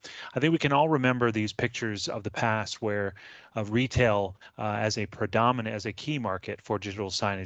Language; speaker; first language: English; native; English